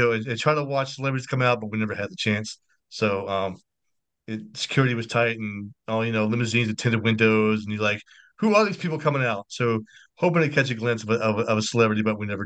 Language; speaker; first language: English; native; English